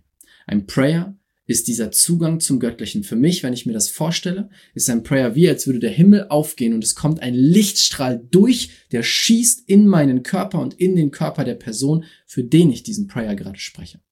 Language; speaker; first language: German; native; German